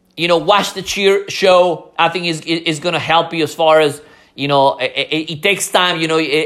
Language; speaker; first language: English; non-native, fluent; Spanish